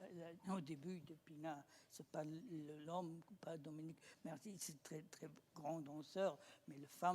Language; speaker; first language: French; non-native, learner; German